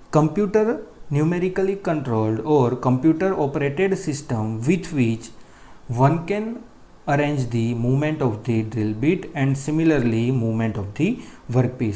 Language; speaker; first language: English; non-native, local second language; Gujarati